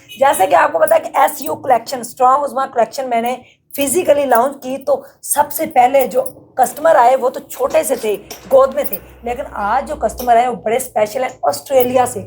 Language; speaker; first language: Urdu; non-native, local second language; Punjabi